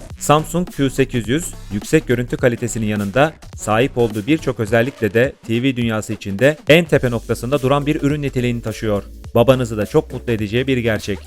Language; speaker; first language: Turkish; native; Turkish